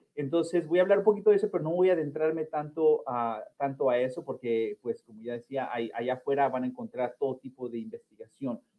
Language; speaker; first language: Spanish; early bilingual, heritage; Spanish